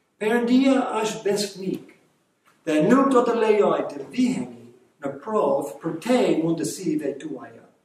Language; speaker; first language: Albanian; non-native, fluent; English